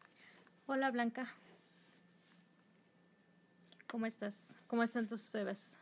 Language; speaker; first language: Spanish; early bilingual, heritage; Spanish